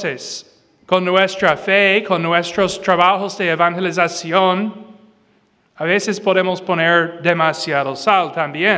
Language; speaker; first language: Spanish; non-native, fluent; English